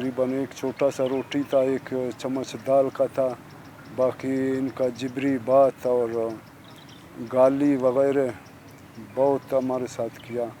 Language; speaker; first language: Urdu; non-native, local second language; Baluchi